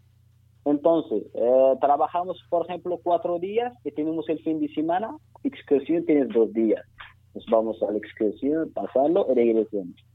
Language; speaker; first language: Spanish; non-native, learner; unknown